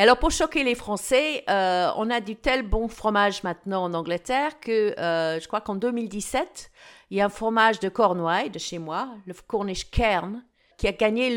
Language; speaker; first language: French; non-native, fluent; English